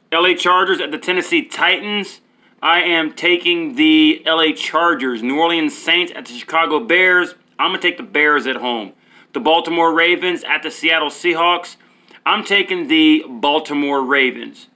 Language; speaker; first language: English; native; English